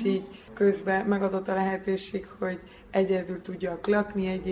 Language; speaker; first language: Hungarian; early bilingual, heritage; Hungarian